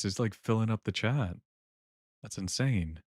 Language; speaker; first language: English; native; English